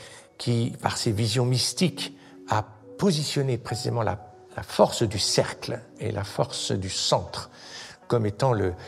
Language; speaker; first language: French; native; French